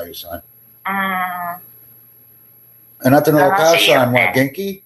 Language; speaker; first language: Japanese; non-native, learner; English